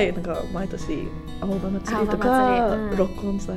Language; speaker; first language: Japanese; non-native, learner; English